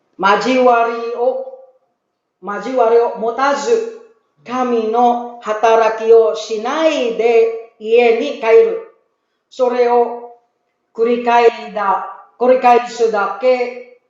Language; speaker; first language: Japanese; non-native, learner; Filipino